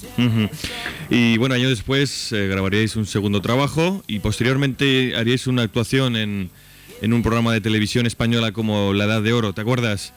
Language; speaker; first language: Spanish; native; Spanish